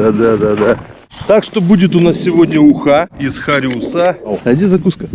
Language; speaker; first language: Russian; native; Russian